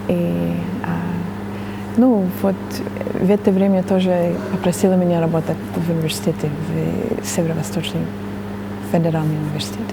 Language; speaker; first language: Russian; non-native, fluent; English